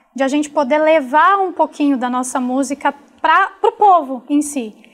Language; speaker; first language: Portuguese; native; Portuguese